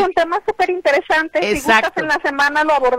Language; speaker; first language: Spanish; native; Spanish